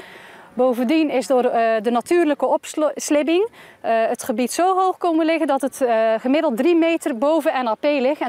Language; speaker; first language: Dutch; native; Dutch